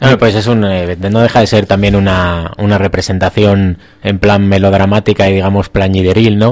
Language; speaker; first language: Spanish; native; Spanish